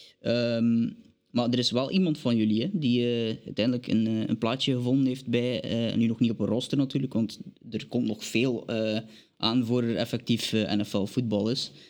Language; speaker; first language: Dutch; native; Dutch